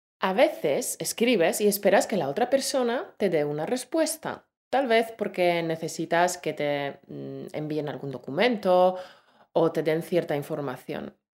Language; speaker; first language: Spanish; native; Spanish